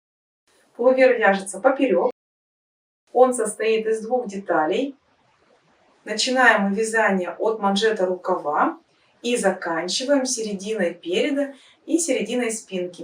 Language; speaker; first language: Russian; native; Russian